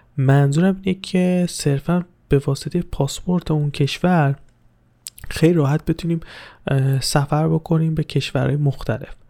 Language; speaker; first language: Persian; native; Persian